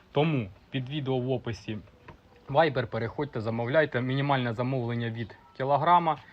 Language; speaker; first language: Ukrainian; non-native, local second language; Russian